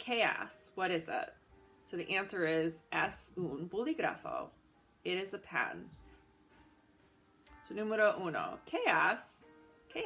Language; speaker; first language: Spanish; non-native, fluent; English